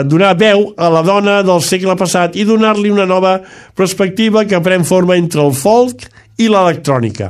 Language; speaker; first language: Catalan; native; Catalan